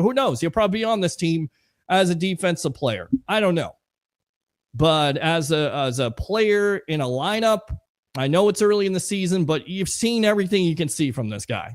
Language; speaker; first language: English; native; English